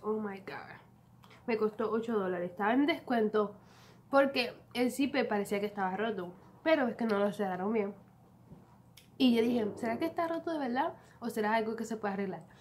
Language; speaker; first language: Spanish; native; Spanish